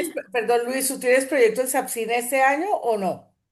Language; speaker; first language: Spanish; native; Spanish